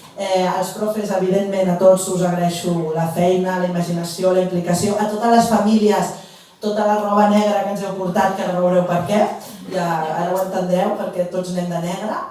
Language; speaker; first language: Catalan; native; Catalan